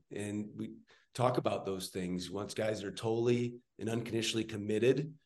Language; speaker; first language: English; native; English